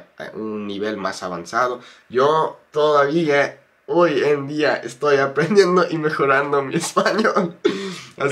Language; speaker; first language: Spanish; non-native, fluent; English